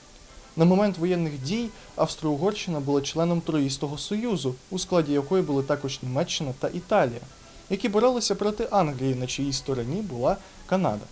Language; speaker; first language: Ukrainian; native; Ukrainian